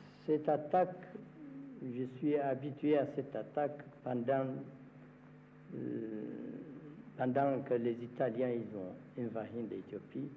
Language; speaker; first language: French; non-native, fluent; Amharic